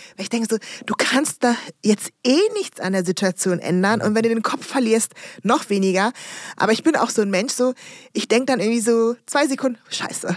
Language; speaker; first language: German; early bilingual, other home language; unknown